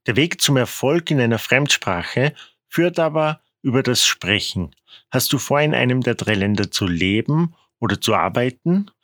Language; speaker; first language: German; non-native, fluent; Korean